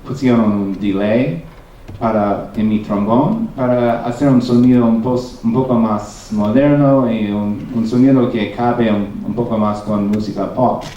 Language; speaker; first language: Spanish; non-native, fluent; English